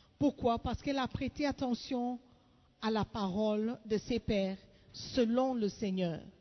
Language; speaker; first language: French; non-native, fluent; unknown